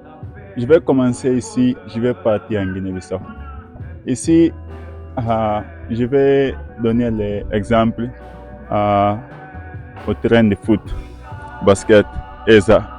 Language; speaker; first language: French; non-native, learner; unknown